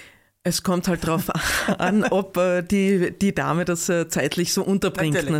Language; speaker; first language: German; native; German